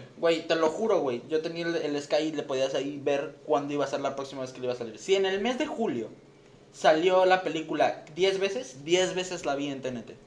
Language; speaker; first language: Spanish; native; Spanish